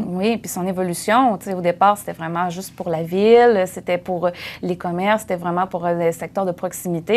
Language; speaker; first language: French; native; French